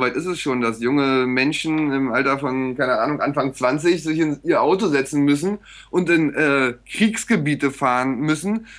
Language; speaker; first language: German; native; German